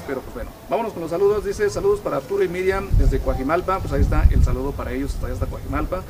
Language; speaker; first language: Spanish; native; Spanish